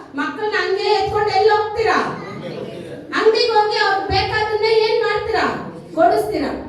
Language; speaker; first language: Kannada; non-native, local second language; Tamil